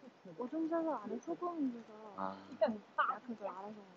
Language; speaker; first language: Korean; non-native, fluent; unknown